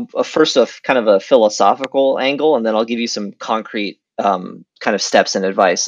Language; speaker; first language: English; native; English